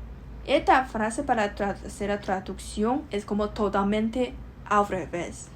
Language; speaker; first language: Spanish; non-native, learner; Chinese